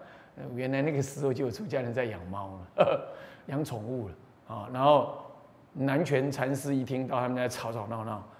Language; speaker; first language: Chinese; native; Chinese